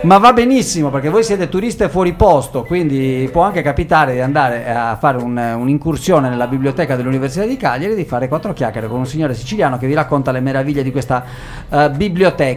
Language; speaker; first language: Italian; native; Italian